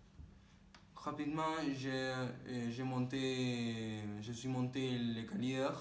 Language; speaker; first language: French; non-native, learner; Spanish